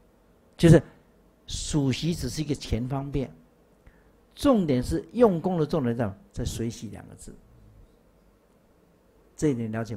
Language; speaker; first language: Chinese; native; Chinese